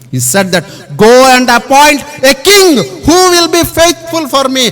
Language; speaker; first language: English; non-native, local second language; Telugu